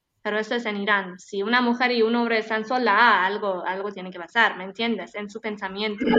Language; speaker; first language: Spanish; non-native, fluent; Persian